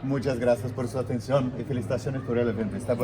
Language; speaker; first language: Spanish; non-native, learner; Portuguese